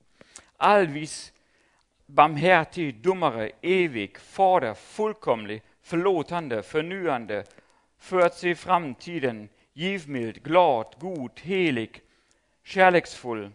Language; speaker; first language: Swedish; non-native, fluent; German